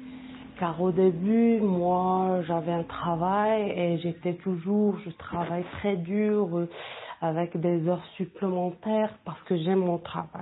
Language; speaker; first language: French; non-native, local second language; Arabic